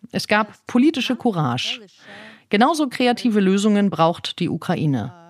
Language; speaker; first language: German; non-native, fluent; Ukrainian